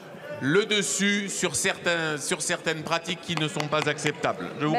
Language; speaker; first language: French; native; French